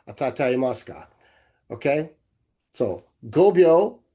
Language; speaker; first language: Japanese; non-native, learner; English